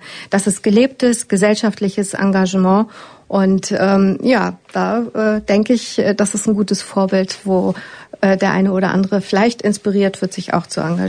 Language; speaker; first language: German; native; German